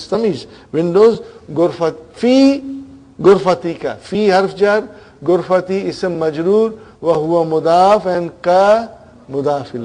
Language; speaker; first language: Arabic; non-native, fluent; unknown